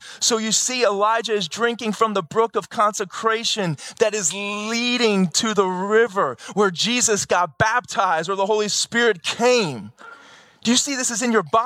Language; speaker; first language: English; native; English